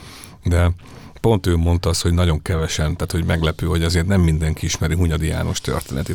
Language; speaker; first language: Hungarian; native; Hungarian